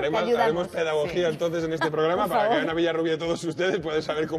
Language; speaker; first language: Spanish; native; Spanish